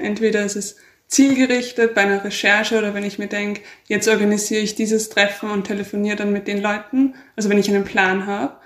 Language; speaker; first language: German; native; German